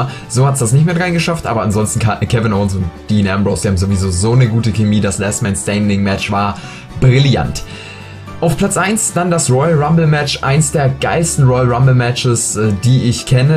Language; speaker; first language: German; native; German